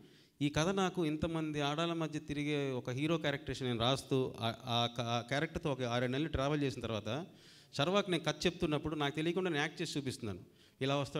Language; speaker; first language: Telugu; native; Telugu